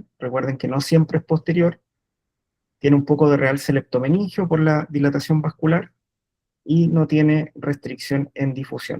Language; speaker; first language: Spanish; native; Spanish